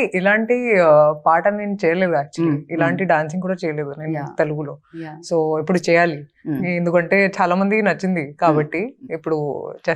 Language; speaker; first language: Telugu; non-native, fluent; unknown